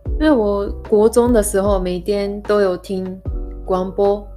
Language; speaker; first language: Chinese; non-native, learner; Japanese